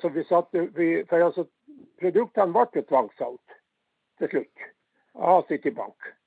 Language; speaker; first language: Norwegian; native; Norwegian